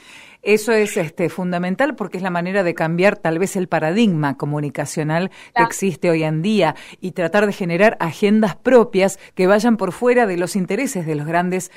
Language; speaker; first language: Spanish; native; Spanish